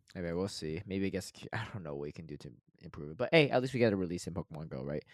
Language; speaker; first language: English; native; English